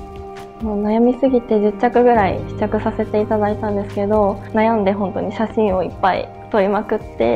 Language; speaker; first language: Japanese; native; Japanese